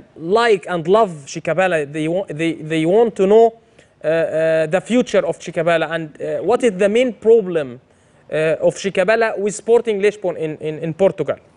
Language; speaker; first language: English; non-native, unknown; Arabic